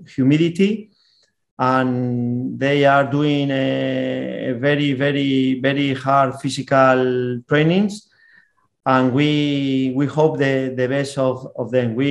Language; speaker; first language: English; non-native, fluent; Spanish